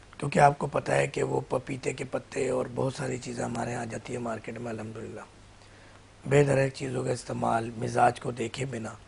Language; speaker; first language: Urdu; native; Urdu